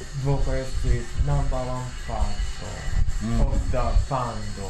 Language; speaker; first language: English; non-native, learner; Japanese